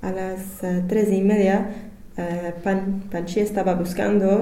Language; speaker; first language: Spanish; non-native, learner; English